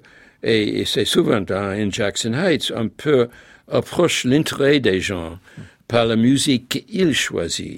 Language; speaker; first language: French; non-native, fluent; English